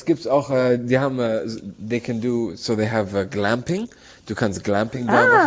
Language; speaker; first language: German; non-native, learner; Arabic